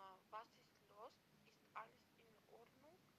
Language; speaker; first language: German; non-native, learner; Macedonian